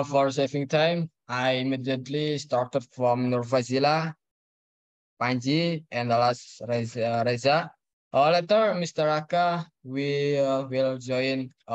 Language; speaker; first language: English; non-native, learner; Indonesian